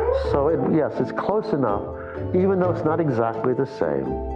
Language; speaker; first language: English; native; English